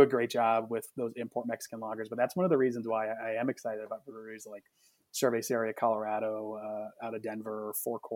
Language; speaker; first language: English; native; English